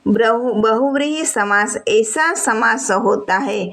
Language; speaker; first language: Hindi; non-native, local second language; Gujarati